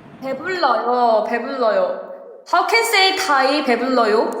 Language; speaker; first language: Korean; non-native, learner; Thai